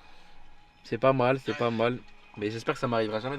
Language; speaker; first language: French; native; French